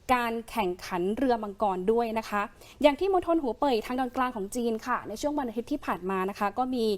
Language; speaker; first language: Thai; native; Thai